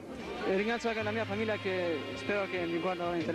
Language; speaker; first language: Italian; non-native, learner; Albanian